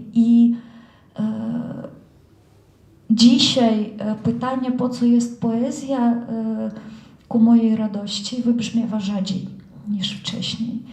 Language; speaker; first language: Polish; non-native, fluent; Russian